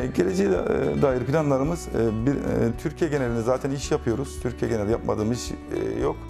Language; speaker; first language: Turkish; native; Turkish